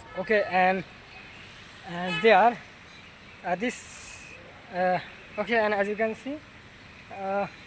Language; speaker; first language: English; non-native, learner; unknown